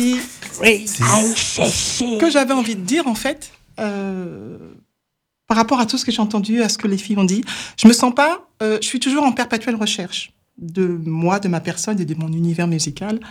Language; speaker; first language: French; native; French